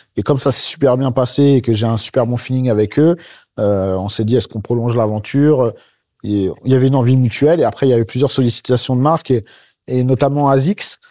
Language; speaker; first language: French; native; French